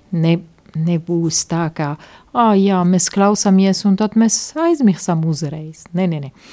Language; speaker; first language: Latvian; non-native, fluent; Italian